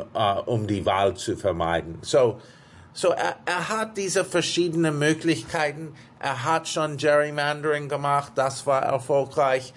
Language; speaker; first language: German; non-native, fluent; English